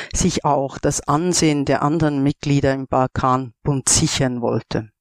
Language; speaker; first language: German; native; German